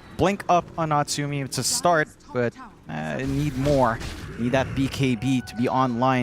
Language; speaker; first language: English; native; English